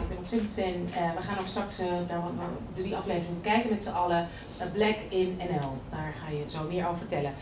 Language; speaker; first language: Dutch; native; Dutch